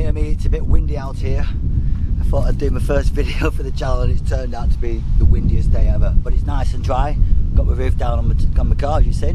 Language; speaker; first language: English; native; English